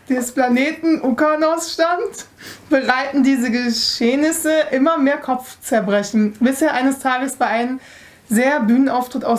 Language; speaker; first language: German; native; German